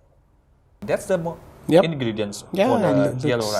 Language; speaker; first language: English; non-native, fluent; Indonesian